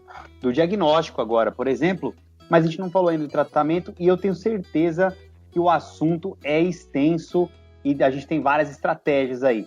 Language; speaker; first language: Portuguese; native; Portuguese